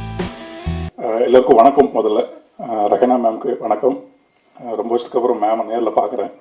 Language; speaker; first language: Tamil; native; Tamil